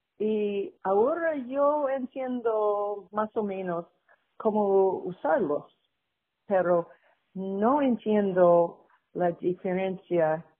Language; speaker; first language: Spanish; non-native, learner; English